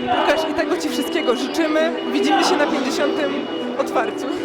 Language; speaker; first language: Polish; native; Polish